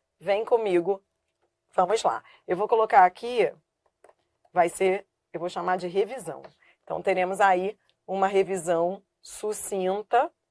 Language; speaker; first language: Portuguese; native; Portuguese